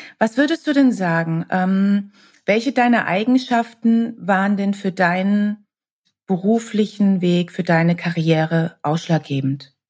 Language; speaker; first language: German; native; German